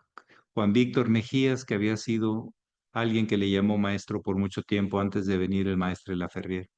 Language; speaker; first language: Spanish; native; Spanish